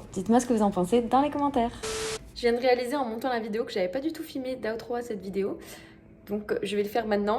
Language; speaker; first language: French; native; French